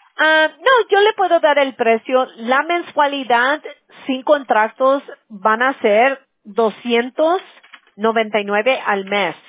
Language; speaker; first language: Spanish; early bilingual, heritage; Spanish